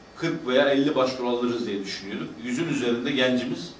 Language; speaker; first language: Turkish; native; Turkish